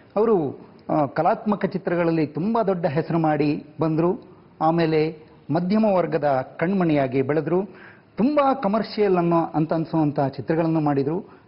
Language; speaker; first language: Kannada; native; Kannada